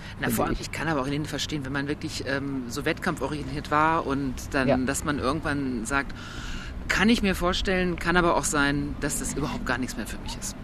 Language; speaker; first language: German; native; German